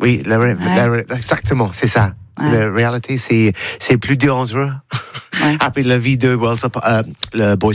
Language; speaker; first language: French; non-native, learner; English